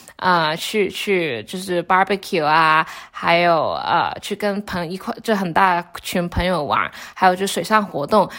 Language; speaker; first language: Chinese; non-native, local second language; Cantonese